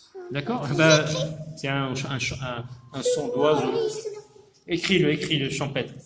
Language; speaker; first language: French; non-native, local second language; Arabic